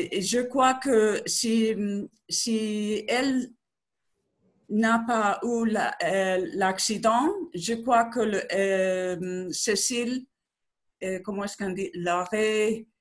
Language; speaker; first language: French; non-native, learner; Spanish